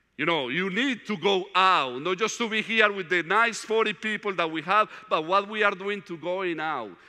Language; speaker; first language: English; non-native, fluent; Spanish